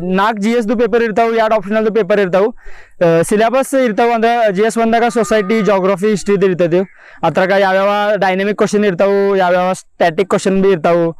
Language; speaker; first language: Kannada; non-native, local second language; Marathi